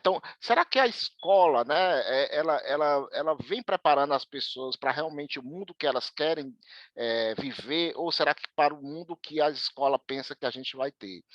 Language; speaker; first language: Portuguese; native; Portuguese